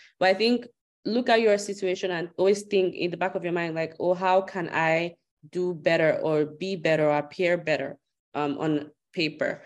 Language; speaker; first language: English; non-native, local second language; Yoruba